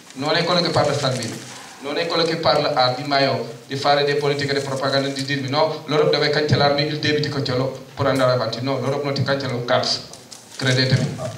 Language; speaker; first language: Italian; non-native, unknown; Wolof